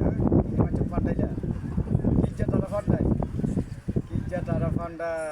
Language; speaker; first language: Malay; non-native, learner; Bangla